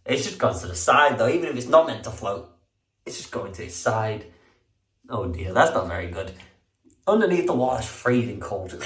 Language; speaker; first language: English; native; English